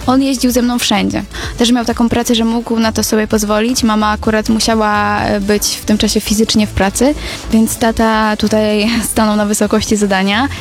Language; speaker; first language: Polish; native; Polish